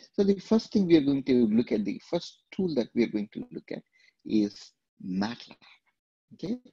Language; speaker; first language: English; non-native, local second language; Telugu